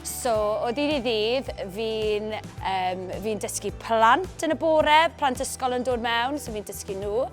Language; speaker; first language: Welsh; native; Welsh